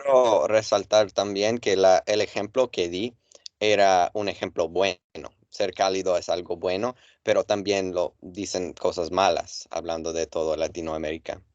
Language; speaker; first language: Spanish; non-native, fluent; English